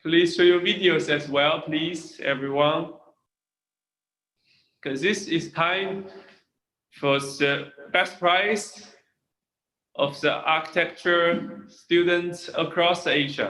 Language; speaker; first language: English; non-native, fluent; Chinese